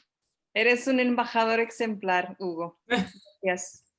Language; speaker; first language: Spanish; non-native, fluent; Portuguese